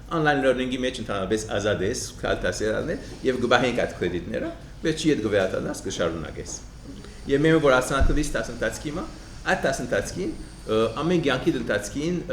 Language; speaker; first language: Armenian; early bilingual, heritage; Armenian